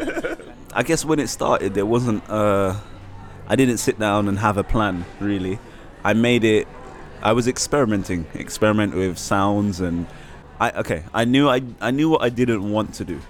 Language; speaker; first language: English; native; English